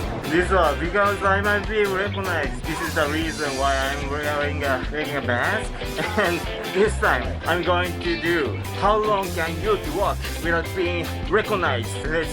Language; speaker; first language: English; non-native, learner; Japanese